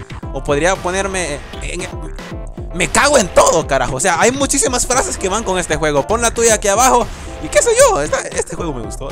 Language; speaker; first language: Spanish; native; Spanish